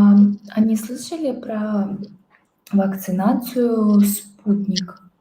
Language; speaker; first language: Russian; native; Russian